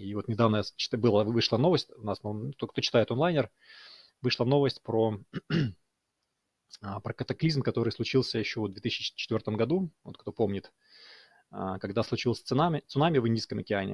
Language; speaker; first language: Russian; native; Russian